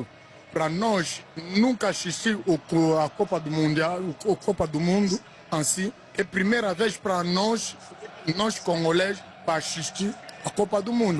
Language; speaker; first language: Portuguese; non-native, learner; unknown